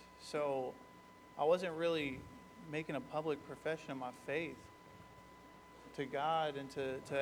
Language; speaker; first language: English; native; English